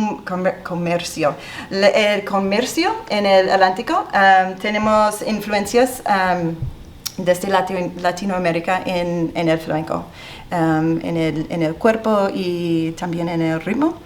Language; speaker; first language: Spanish; non-native, fluent; English